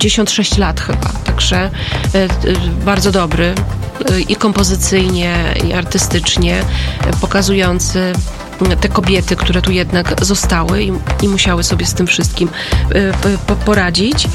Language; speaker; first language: Polish; native; Polish